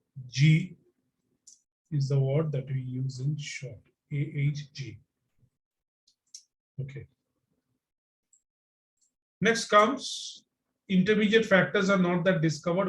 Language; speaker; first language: English; non-native, local second language; Bangla